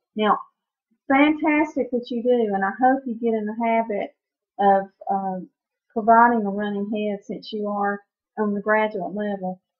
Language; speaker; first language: English; native; English